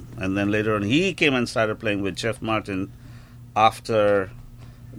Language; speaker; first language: English; non-native, local second language; Bangla